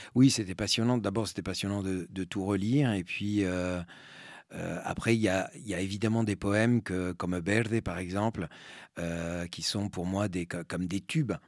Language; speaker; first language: French; early bilingual, other home language; Spanish